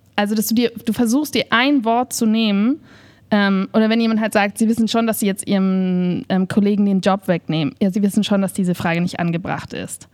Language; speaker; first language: German; native; German